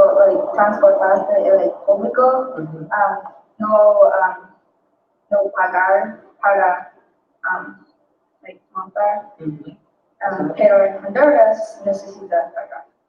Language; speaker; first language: Spanish; non-native, learner; English